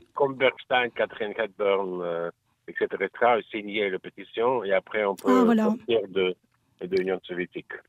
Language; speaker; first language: French; non-native, fluent; English